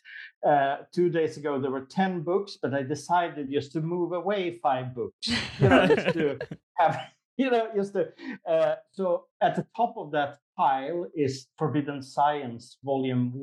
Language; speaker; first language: English; non-native, fluent; Swedish